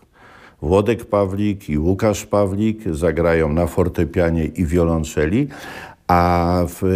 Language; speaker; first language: Polish; native; Polish